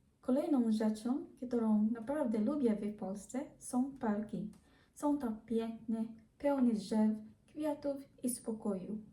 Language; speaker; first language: Polish; non-native, learner; Filipino